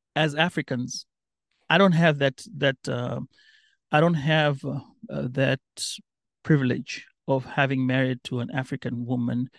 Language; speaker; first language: English; non-native, local second language; Giryama